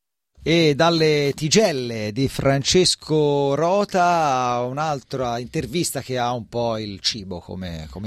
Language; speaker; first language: Italian; native; Italian